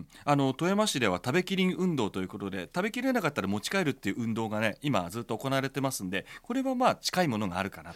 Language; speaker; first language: Japanese; native; Japanese